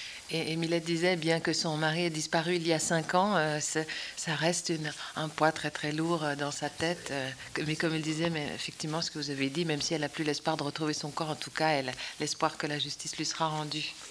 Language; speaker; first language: French; native; French